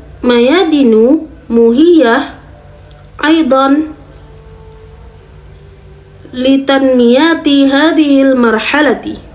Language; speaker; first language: Arabic; non-native, learner; Indonesian